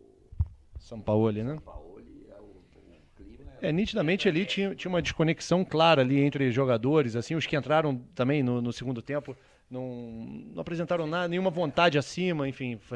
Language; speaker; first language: Portuguese; native; Portuguese